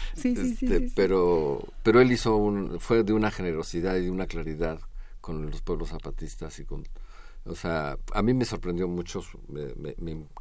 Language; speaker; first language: Spanish; native; Spanish